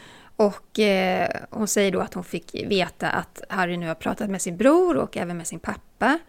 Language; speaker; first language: Swedish; native; Swedish